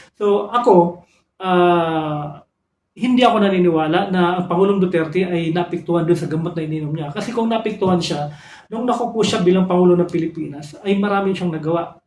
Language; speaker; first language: Filipino; non-native, local second language; Cebuano